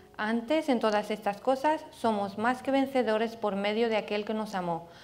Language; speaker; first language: Spanish; non-native, fluent; Romanian